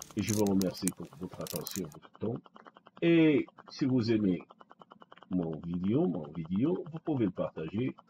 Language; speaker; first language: French; non-native, local second language; Arabic